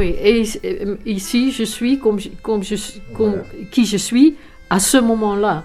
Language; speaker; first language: French; non-native, fluent; Dutch